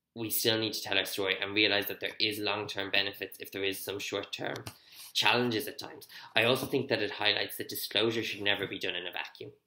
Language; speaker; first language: English; native; English